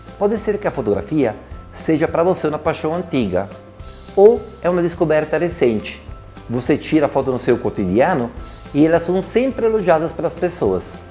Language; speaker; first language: Portuguese; non-native, fluent; Italian